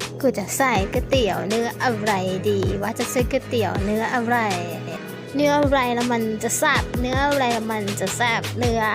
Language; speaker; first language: Thai; native; Thai